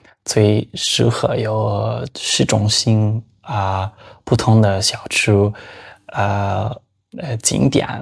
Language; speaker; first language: Chinese; non-native, fluent; Spanish